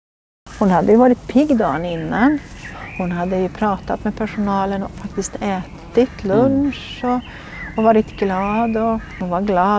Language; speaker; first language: Swedish; native; Swedish